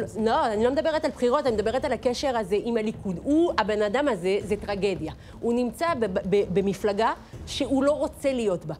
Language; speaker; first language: Hebrew; non-native, fluent; French